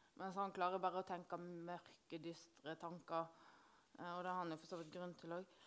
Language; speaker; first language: Norwegian; native; Norwegian